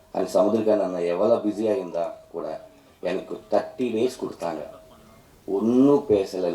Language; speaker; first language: Tamil; non-native, local second language; Telugu